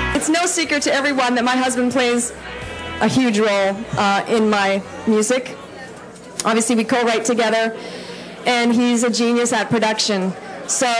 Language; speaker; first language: English; native; English